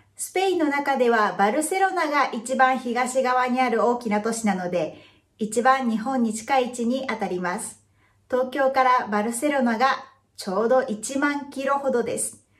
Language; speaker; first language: Japanese; native; Japanese